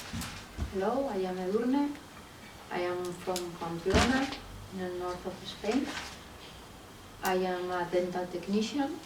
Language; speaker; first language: English; non-native, learner; Spanish